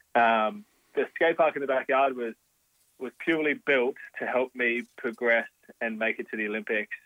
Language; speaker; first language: English; native; English